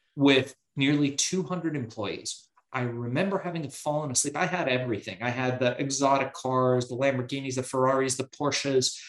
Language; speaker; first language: English; early bilingual, other home language; Persian